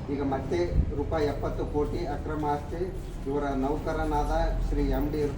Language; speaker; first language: Kannada; native; Kannada